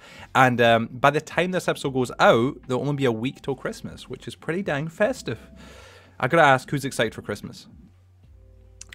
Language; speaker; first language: English; native; English